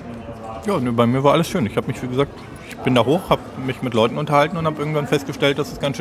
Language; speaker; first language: German; native; German